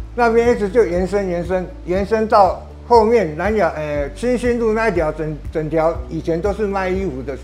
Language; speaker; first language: Chinese; native; Chinese